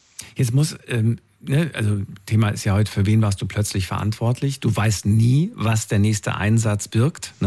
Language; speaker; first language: German; native; German